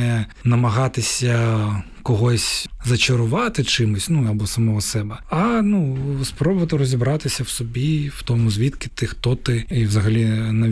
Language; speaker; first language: Ukrainian; native; Ukrainian